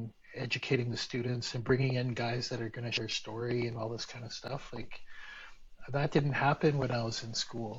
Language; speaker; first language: English; native; English